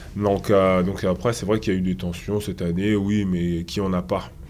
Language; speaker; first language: French; native; French